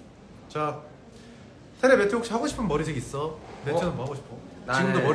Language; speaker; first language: Korean; native; Korean